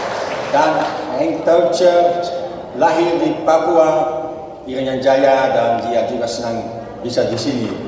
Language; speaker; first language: Indonesian; non-native, fluent; Dutch